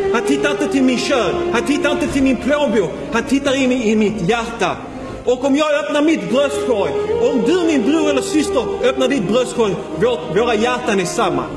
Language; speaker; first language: Swedish; non-native, fluent; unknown